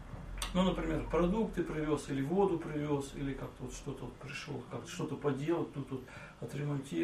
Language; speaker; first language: Russian; native; Russian